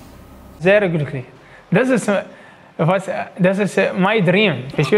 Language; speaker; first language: German; non-native, local second language; Arabic